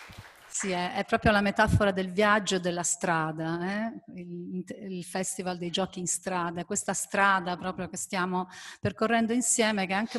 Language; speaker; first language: Italian; native; Italian